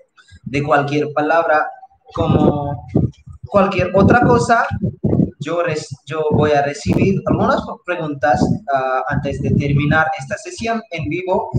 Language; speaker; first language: Spanish; non-native, fluent; Hindi